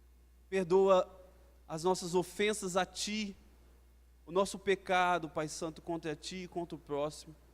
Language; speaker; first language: Portuguese; native; Portuguese